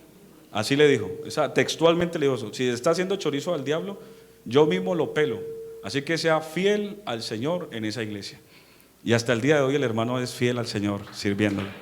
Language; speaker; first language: Spanish; native; Spanish